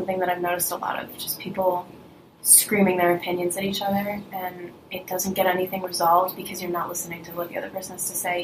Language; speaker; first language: English; early bilingual, other home language; Russian